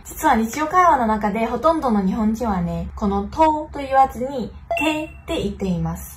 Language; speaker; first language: Japanese; non-native, fluent; Chinese